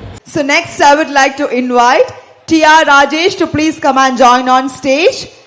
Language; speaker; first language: English; non-native, local second language; Malayalam